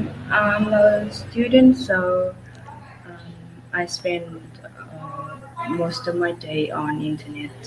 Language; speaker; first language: English; non-native, learner; Vietnamese